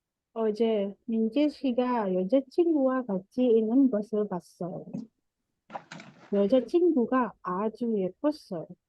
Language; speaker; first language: Korean; non-native, learner; Indonesian